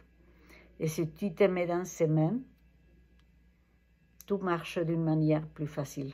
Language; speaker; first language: French; non-native, fluent; Spanish